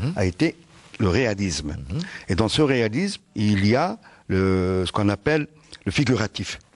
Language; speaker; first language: French; non-native, local second language; Arabic